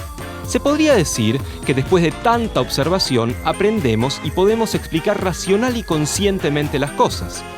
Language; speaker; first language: Spanish; native; Spanish